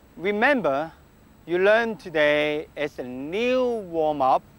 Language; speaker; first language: English; non-native, local second language; Cantonese